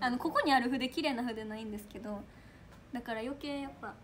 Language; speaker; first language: Japanese; native; Japanese